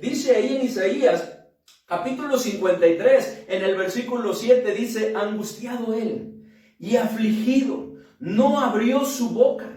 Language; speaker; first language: Spanish; native; Spanish